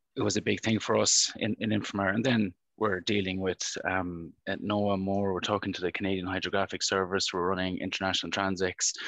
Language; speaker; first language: English; native; English